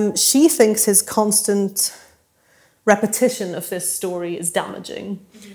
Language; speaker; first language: English; native; English